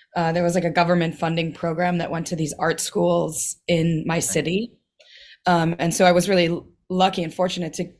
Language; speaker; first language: English; native; English